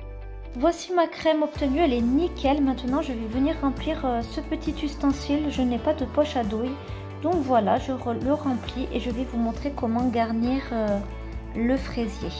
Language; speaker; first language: French; native; French